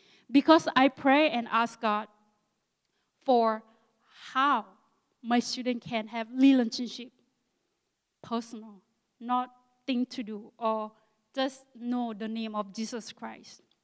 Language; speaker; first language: English; non-native, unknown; Akha